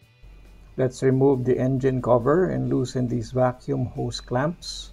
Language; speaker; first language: English; non-native, local second language; Filipino